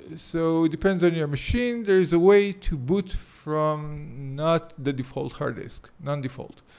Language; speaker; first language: English; non-native, fluent; Hebrew